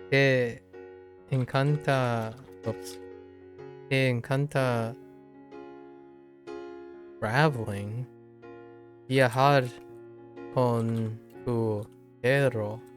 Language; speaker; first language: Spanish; non-native, learner; English